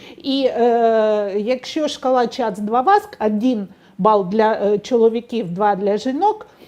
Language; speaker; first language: Ukrainian; non-native, local second language; Russian